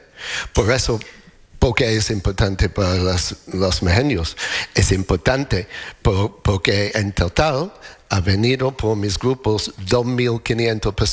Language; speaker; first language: Spanish; non-native, learner; English